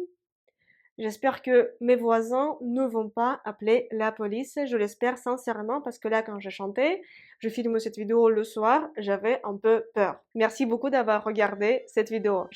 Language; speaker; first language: French; non-native, fluent; Russian